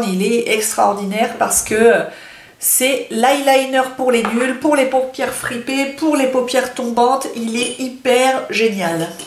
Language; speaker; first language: French; native; French